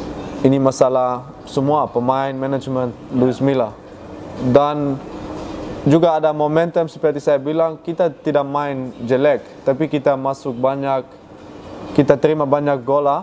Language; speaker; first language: Indonesian; non-native, fluent; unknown